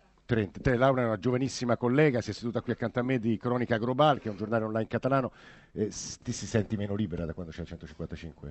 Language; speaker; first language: Italian; native; Italian